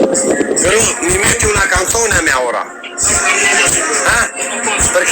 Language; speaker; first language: Italian; non-native, fluent; Albanian